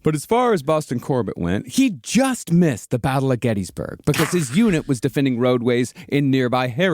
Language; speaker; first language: English; native; English